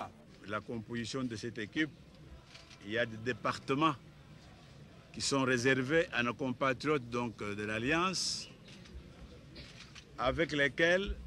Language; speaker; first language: French; non-native, local second language; Luba-Lulua